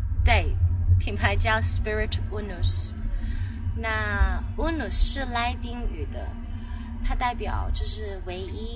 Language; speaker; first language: Chinese; non-native, local second language; Cantonese